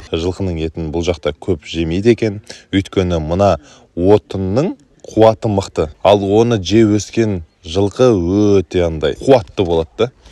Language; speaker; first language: Kazakh; native; Kazakh